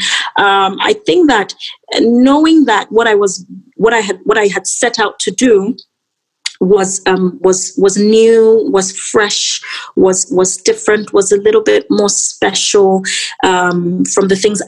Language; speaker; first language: English; non-native, local second language; Yoruba